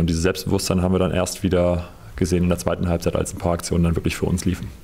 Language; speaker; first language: German; native; German